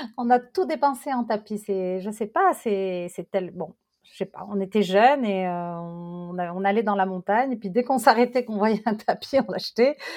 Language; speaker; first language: French; non-native, local second language; Arabic